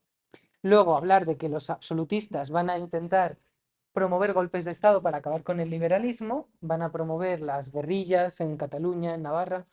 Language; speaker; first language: Spanish; native; Spanish